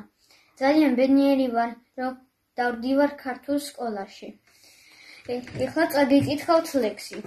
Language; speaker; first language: Georgian; early bilingual, heritage; Georgian